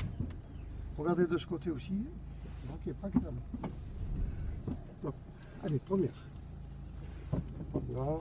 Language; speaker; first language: French; native; French